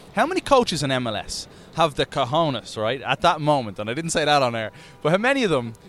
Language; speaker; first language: English; native; English